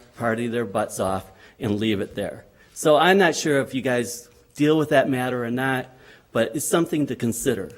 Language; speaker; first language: English; native; English